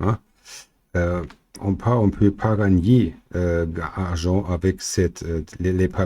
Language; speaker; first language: French; non-native, learner; German